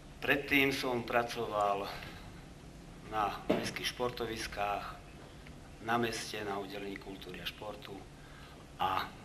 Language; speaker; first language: Slovak; native; Slovak